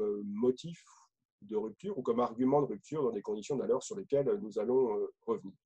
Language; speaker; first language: French; native; French